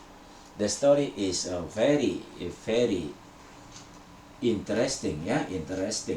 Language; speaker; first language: English; non-native, fluent; Indonesian